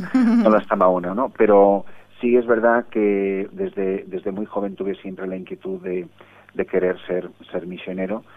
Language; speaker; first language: Spanish; early bilingual, other home language; English